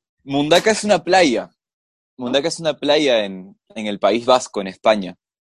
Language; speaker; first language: Spanish; native; Spanish